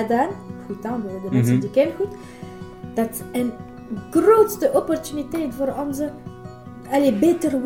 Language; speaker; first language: Dutch; non-native, learner; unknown